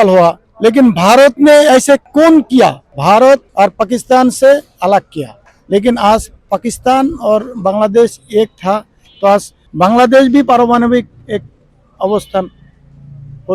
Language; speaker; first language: Hindi; non-native, learner; Bangla